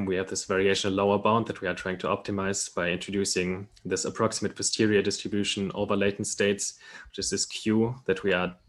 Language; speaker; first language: English; non-native, fluent; German